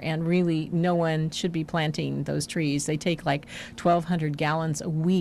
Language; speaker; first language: English; native; English